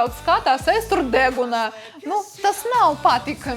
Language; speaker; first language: Latvian; non-native, local second language; Russian